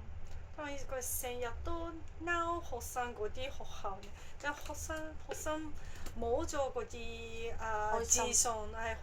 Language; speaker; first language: Cantonese; non-native, fluent; Japanese